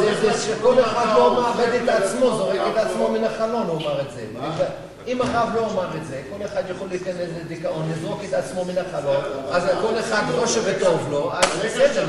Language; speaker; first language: Hebrew; non-native, fluent; English